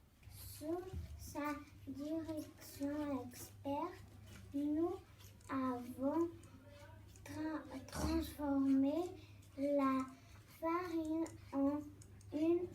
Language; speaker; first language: French; non-native, learner; Bulgarian